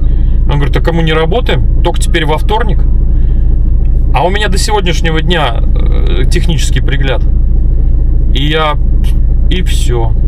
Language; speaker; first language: Russian; native; Russian